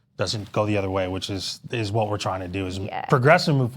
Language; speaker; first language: English; native; English